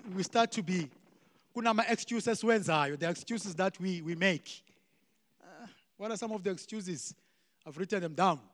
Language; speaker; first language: English; non-native, local second language; Xhosa